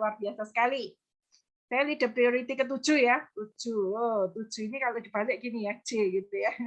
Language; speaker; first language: Indonesian; native; Indonesian